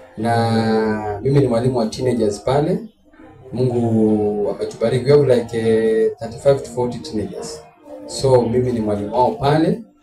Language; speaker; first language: Swahili; non-native, local second language; Luo (Kenya and Tanzania)